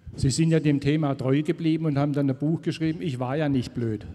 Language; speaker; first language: German; native; German